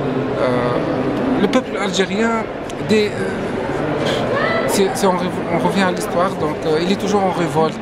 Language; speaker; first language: French; non-native, local second language; Arabic